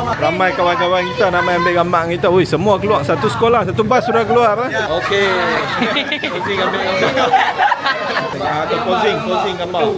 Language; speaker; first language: Malay; non-native, local second language; Tamil